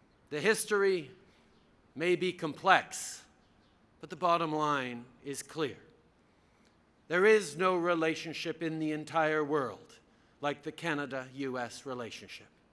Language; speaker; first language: English; early bilingual, other home language; French